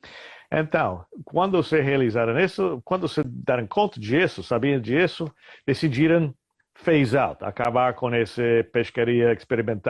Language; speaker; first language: Portuguese; non-native, fluent; English